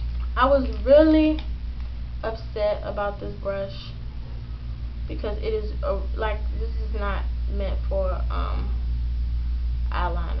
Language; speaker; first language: English; native; English